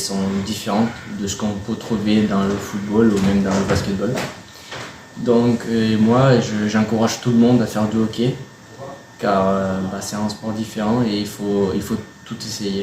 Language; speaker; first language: French; non-native, fluent; Spanish